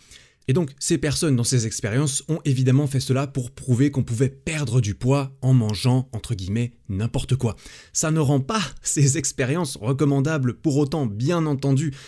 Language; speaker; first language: French; native; French